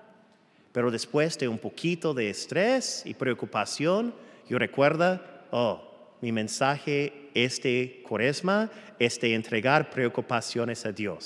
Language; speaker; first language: Spanish; non-native, fluent; English